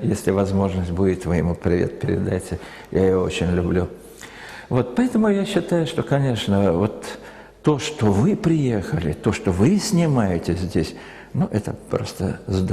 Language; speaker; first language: Russian; native; Russian